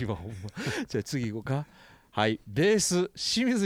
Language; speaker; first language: Japanese; native; Japanese